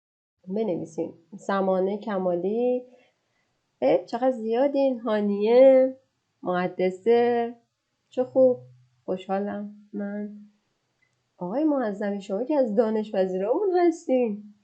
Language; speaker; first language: Persian; native; Persian